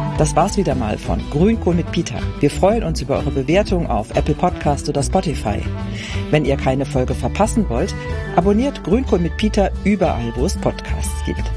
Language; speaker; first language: German; native; German